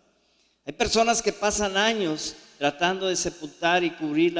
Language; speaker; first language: Spanish; native; Spanish